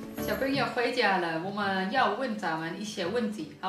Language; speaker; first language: Chinese; non-native, fluent; Dutch